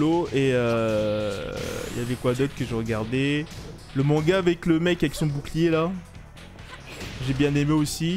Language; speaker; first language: French; native; French